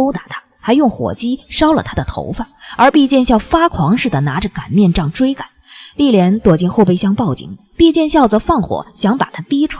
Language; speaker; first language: Chinese; native; Chinese